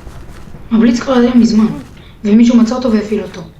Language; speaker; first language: Hebrew; native; Hebrew